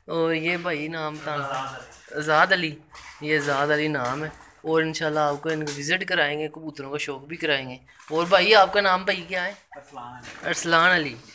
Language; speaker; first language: Urdu; non-native, local second language; Punjabi